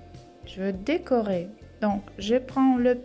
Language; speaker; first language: French; non-native, fluent; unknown